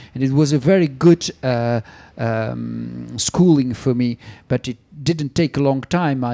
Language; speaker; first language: English; non-native, fluent; Dutch